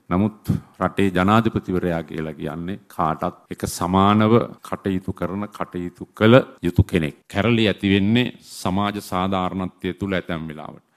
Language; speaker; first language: Sinhala; native; Sinhala